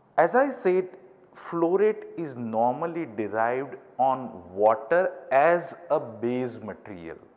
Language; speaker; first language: English; non-native, local second language; Gujarati